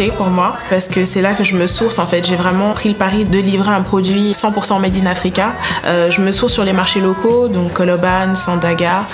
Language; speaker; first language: French; native; French